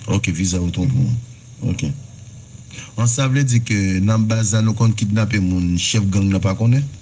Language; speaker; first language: Haitian Creole; native; Haitian Creole